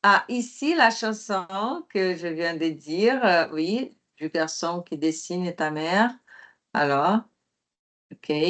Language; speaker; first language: French; non-native, fluent; Portuguese